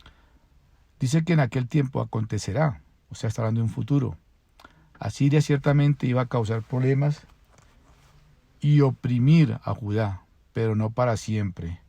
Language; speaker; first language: Spanish; native; Spanish